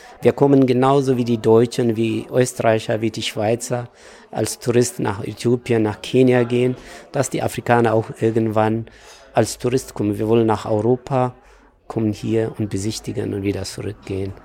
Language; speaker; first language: German; non-native, fluent; Amharic